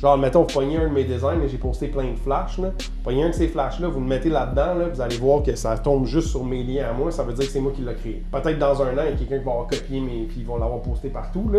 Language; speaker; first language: French; native; French